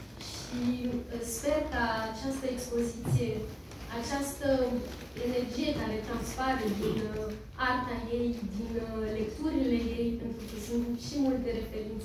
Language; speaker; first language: Romanian; early bilingual, heritage; French